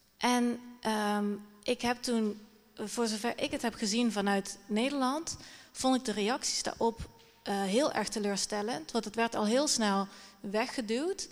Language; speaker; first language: Dutch; native; Dutch